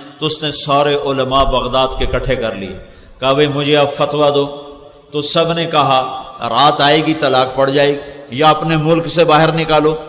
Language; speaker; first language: Urdu; non-native, local second language; Punjabi